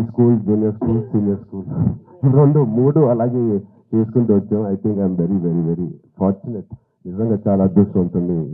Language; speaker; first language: Telugu; native; Telugu